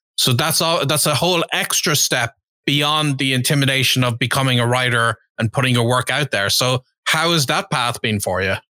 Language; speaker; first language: English; native; English